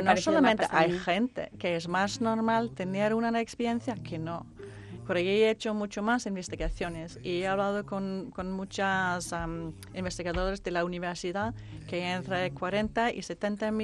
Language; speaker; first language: Spanish; non-native, fluent; Danish